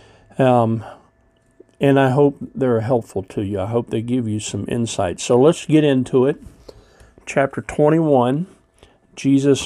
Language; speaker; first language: English; native; English